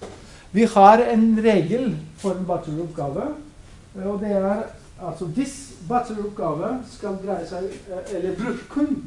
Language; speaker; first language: Norwegian; non-native, fluent; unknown